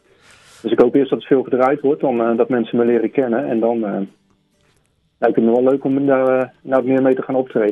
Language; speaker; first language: Dutch; native; Dutch